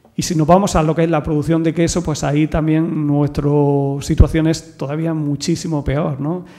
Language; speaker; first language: Spanish; native; Spanish